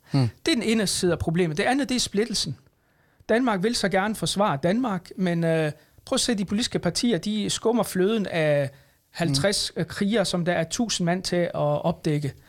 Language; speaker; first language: Danish; early bilingual, other home language; Arabic